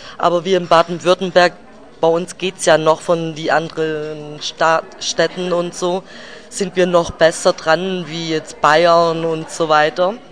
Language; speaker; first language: German; early bilingual, other home language; Turkish